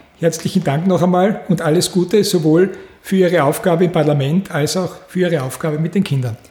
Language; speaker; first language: German; native; German